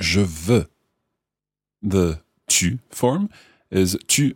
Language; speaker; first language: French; non-native, fluent; English